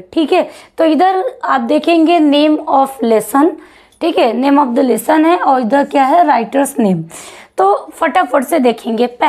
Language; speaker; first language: Hindi; native; Hindi